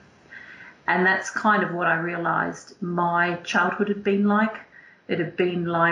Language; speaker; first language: English; native; English